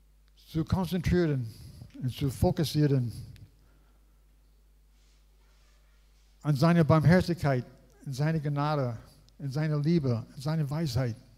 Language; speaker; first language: German; non-native, learner; English